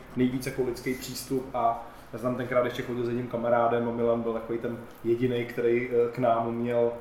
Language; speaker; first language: Czech; native; Czech